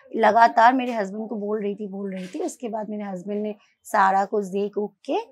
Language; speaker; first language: Hindi; non-native, local second language; Bangla